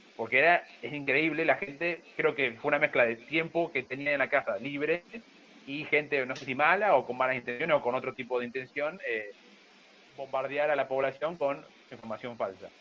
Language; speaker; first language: Spanish; native; Spanish